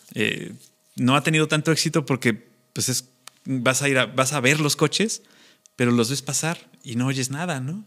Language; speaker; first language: Spanish; native; Spanish